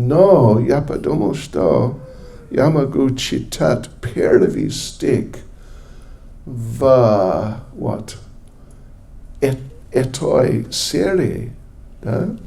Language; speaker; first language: Russian; non-native, learner; English